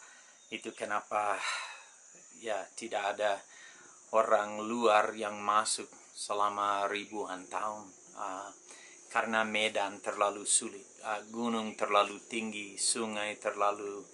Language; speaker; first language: Indonesian; non-native, fluent; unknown